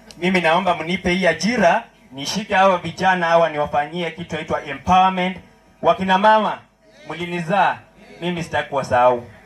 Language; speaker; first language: Swahili; non-native, local second language; Luyia